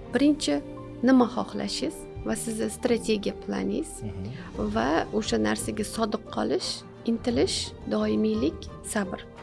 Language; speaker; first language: Uzbek; native; Uzbek